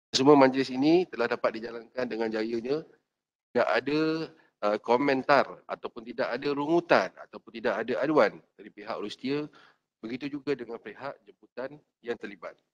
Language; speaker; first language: Malay; native; Malay